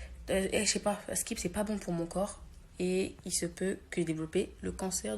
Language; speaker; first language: French; native; French